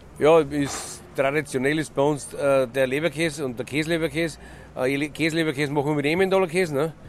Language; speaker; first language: German; native; German